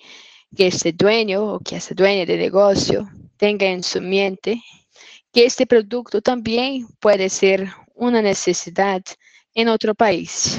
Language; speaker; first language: Spanish; non-native, fluent; Portuguese